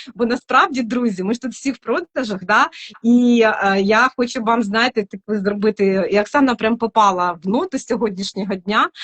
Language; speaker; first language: Ukrainian; non-native, local second language; Russian